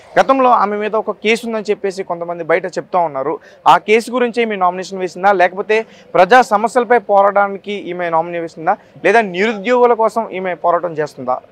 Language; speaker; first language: Telugu; native; Telugu